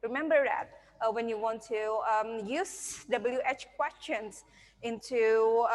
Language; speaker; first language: English; non-native, fluent; Indonesian